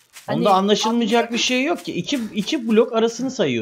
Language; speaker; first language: Turkish; native; Turkish